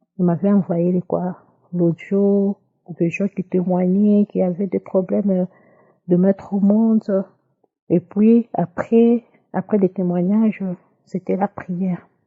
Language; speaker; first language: French; non-native, local second language; Lingala